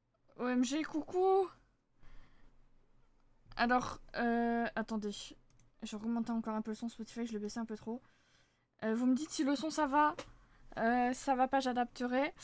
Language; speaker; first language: French; native; French